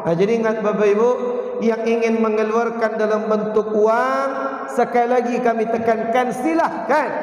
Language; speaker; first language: Malay; non-native, local second language; Minangkabau